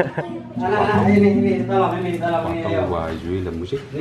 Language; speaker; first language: French; non-native, learner; Javanese